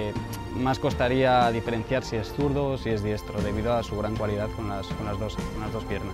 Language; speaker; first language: Spanish; native; Spanish